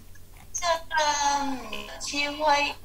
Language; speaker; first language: Chinese; non-native, learner; Vietnamese